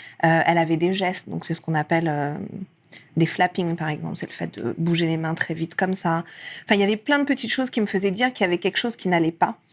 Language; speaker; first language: French; early bilingual, other home language; Persian